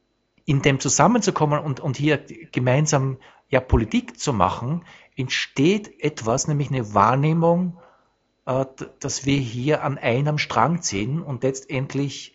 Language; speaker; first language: German; native; German